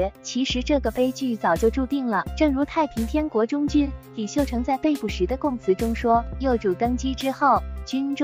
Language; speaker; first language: Chinese; native; Chinese